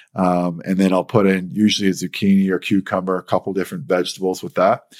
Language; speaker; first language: English; native; English